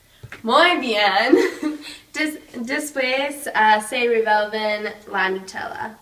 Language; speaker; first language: Spanish; non-native, learner; English